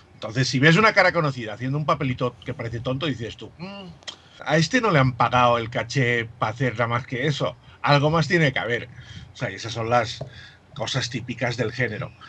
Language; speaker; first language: Spanish; native; Spanish